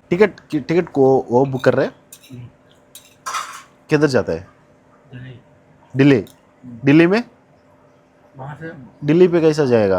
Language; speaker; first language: Hindi; non-native, local second language; Telugu